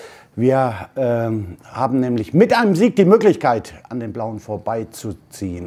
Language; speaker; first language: German; native; German